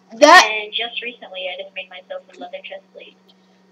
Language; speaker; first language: English; native; English